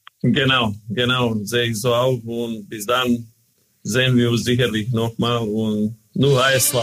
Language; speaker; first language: German; non-native, learner; Croatian